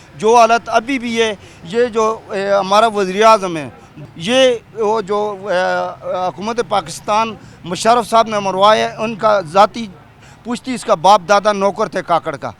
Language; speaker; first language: Urdu; non-native, local second language; Pashto